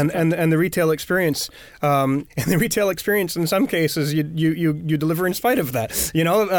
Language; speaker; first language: English; native; English